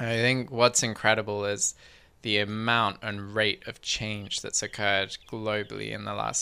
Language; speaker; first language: English; native; English